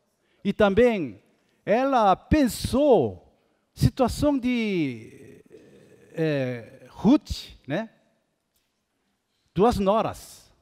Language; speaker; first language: Portuguese; non-native, fluent; Korean